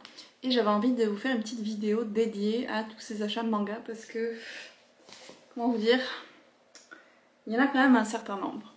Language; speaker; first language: French; native; French